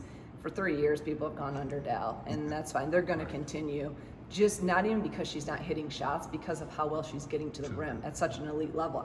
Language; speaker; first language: English; native; English